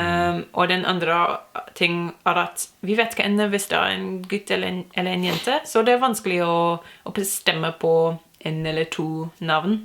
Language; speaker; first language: Norwegian; non-native, learner; English